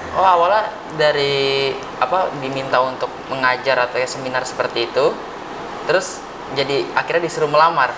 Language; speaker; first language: Indonesian; native; Indonesian